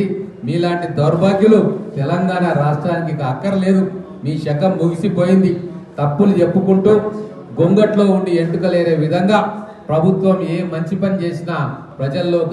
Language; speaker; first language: Telugu; native; Telugu